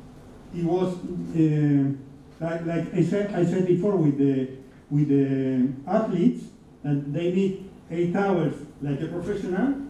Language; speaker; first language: English; non-native, fluent; Spanish